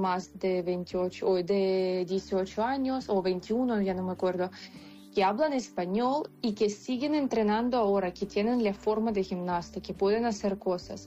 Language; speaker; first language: Spanish; non-native, fluent; Ukrainian